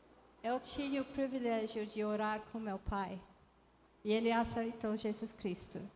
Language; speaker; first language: Portuguese; non-native, fluent; English